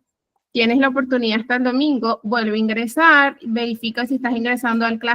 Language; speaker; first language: Spanish; native; Spanish